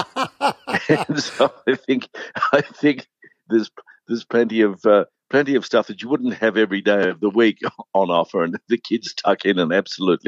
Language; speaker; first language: English; native; English